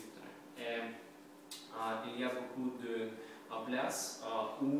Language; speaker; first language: French; non-native, learner; Russian